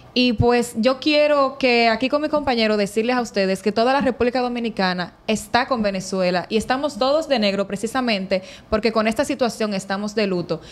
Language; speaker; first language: Spanish; native; Spanish